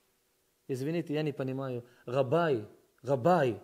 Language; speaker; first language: Russian; early bilingual, heritage; Russian